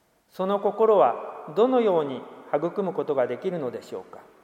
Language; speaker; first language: Japanese; native; Japanese